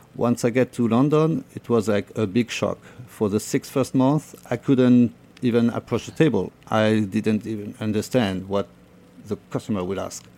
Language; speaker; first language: English; non-native, fluent; French